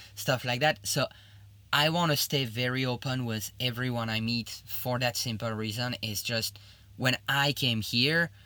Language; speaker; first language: English; non-native, fluent; French